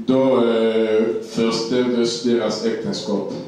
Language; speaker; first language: Swedish; non-native, learner; Lingala